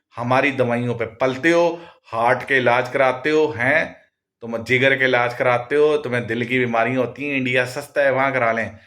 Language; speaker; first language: Hindi; non-native, local second language; Punjabi